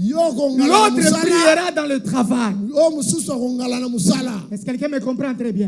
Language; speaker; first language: French; non-native, local second language; Lingala